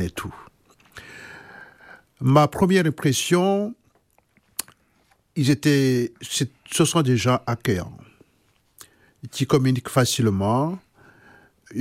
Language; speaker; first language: French; non-native, local second language; Kinyarwanda